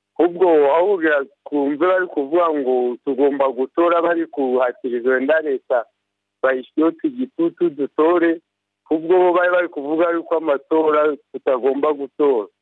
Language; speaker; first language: Kinyarwanda; native; Kinyarwanda